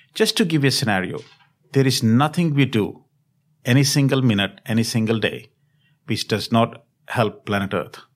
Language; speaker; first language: English; non-native, local second language; Hindi